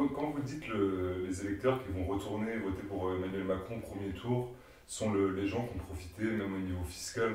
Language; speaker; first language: French; native; French